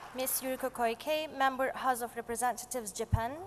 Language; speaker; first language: English; non-native, fluent; Turkish